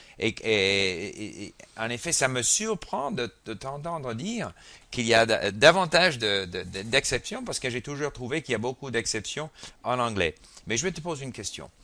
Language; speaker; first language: French; native; French